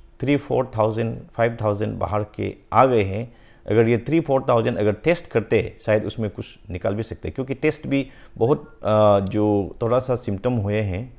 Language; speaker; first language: Hindi; non-native, local second language; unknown